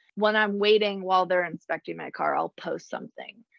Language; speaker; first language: English; native; English